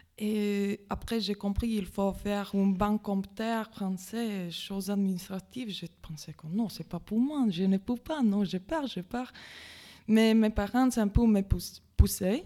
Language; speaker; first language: French; non-native, learner; Latvian